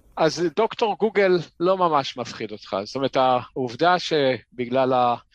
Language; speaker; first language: Hebrew; native; Hebrew